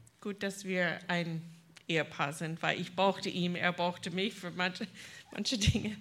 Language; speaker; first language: German; non-native, fluent; English